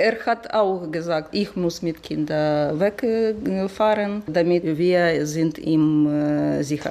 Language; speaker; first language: German; non-native, learner; Ukrainian